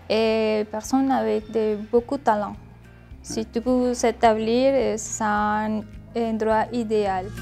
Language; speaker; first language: French; non-native, learner; Spanish